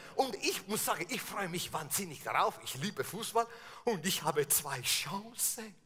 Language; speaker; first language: German; non-native, fluent; Italian